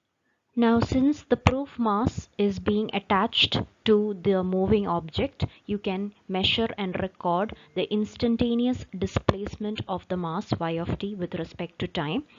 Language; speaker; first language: English; non-native, local second language; Malayalam